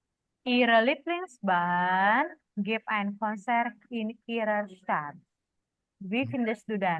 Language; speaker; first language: German; non-native, fluent; Indonesian